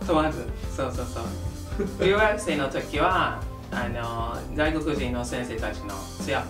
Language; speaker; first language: Japanese; non-native, fluent; English